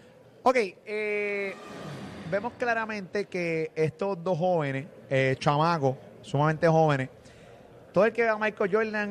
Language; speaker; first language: Spanish; native; Spanish